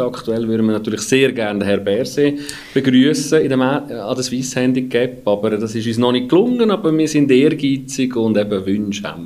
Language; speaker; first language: German; native; German